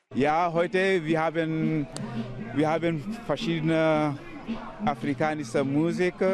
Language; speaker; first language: German; non-native, learner; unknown